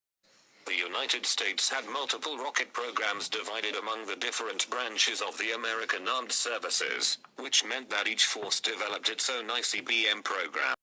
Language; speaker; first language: English; native; English